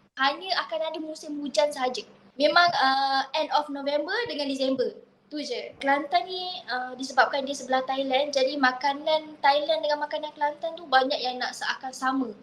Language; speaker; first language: Malay; native; Malay